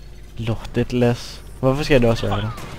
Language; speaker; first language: Danish; native; Danish